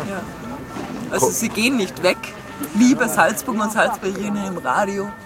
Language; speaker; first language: German; native; German